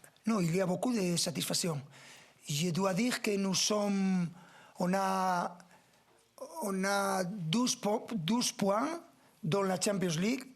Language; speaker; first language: French; non-native, fluent; Spanish